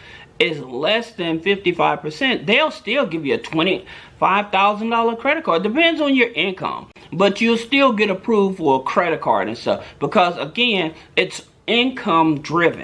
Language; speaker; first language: English; native; English